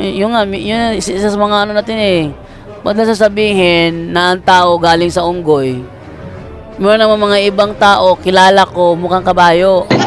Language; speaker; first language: Filipino; non-native, local second language; Cebuano